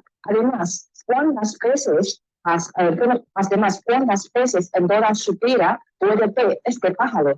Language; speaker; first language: Spanish; non-native, learner; Chinese